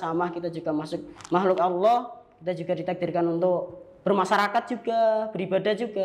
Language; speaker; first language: Indonesian; non-native, local second language; Javanese